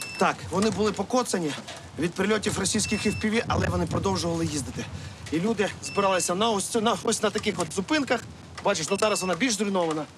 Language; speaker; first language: Ukrainian; native; Ukrainian